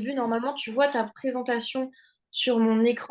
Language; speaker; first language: French; native; French